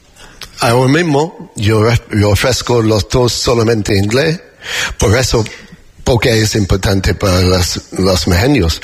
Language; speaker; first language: Spanish; non-native, learner; English